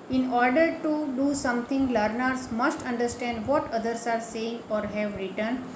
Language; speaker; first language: English; non-native, local second language; Gujarati